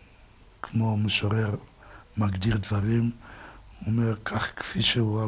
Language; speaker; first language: Hebrew; non-native, fluent; Yiddish